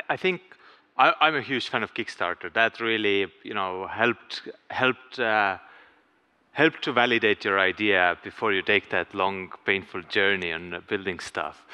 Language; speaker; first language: English; non-native, fluent; Estonian